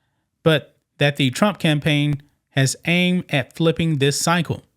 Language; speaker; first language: English; native; English